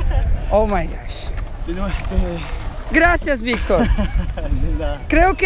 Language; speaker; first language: Spanish; non-native, learner; Portuguese